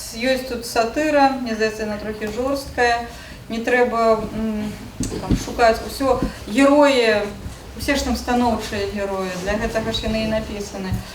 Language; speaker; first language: Belarusian; native; Belarusian